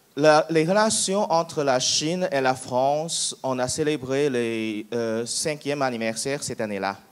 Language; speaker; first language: French; non-native, fluent; Chinese